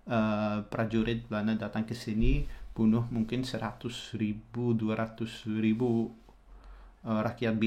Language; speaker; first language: Indonesian; non-native, fluent; Dutch